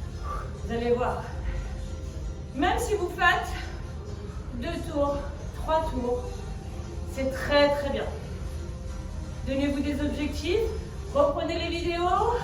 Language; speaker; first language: French; native; French